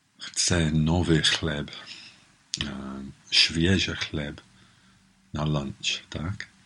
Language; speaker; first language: Polish; non-native, learner; English